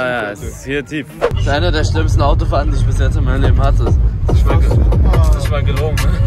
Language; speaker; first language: German; native; German